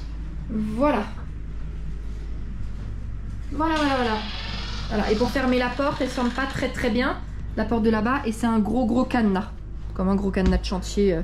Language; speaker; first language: French; native; French